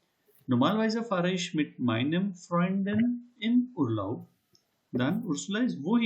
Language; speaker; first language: German; non-native, learner; Hindi